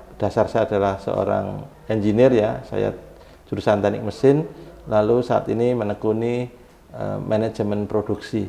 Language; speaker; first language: Indonesian; native; Indonesian